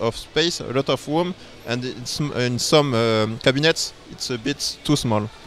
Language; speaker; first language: English; non-native, fluent; French